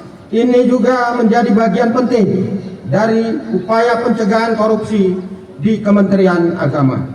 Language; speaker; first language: Indonesian; native; Indonesian